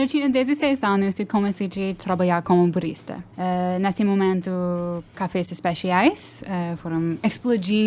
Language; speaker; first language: Portuguese; non-native, fluent; English